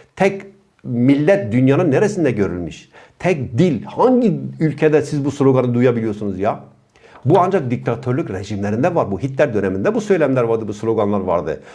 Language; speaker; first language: Turkish; non-native, local second language; Kurdish